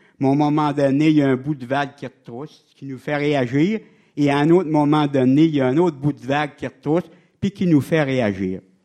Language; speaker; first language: French; native; French